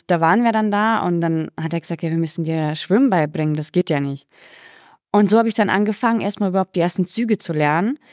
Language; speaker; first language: German; early bilingual, other home language; Russian